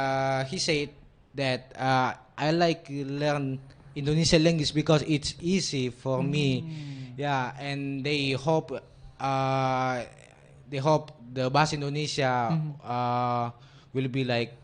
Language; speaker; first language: English; non-native, learner; Indonesian